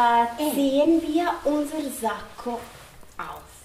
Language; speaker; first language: German; non-native, learner; Italian